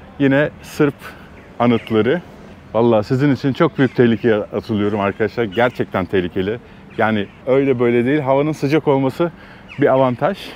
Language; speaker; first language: Turkish; native; Turkish